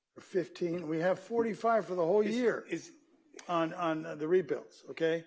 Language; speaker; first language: English; native; English